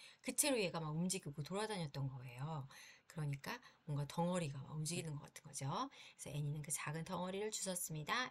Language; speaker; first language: Korean; native; Korean